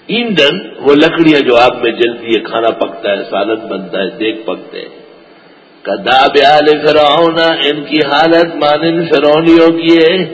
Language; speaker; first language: Urdu; non-native, local second language; Pashto